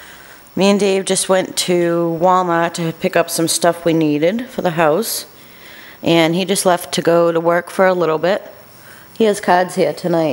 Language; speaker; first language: English; native; English